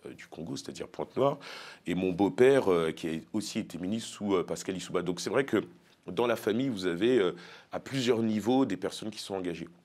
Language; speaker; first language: French; native; French